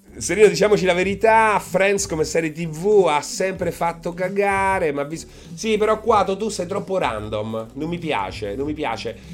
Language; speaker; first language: Italian; native; Italian